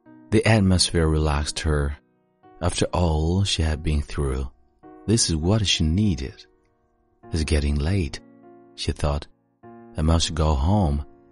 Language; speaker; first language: English; non-native, fluent; Chinese